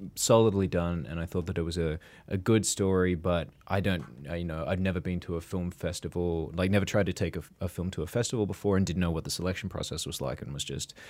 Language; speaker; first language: English; native; English